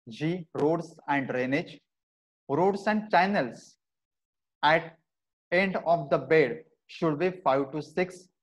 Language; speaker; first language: English; non-native, local second language; Marathi